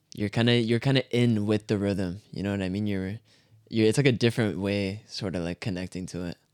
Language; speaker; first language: English; native; English